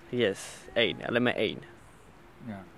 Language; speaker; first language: Dutch; non-native, learner; Arabic